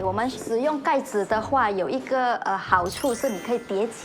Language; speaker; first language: Chinese; native; Chinese